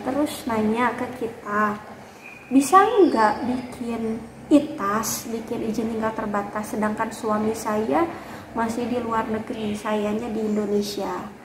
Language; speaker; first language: Indonesian; native; Indonesian